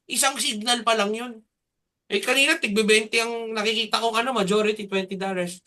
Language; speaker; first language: Filipino; native; Filipino